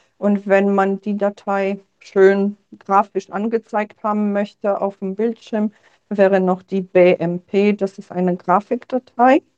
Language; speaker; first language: German; non-native, fluent; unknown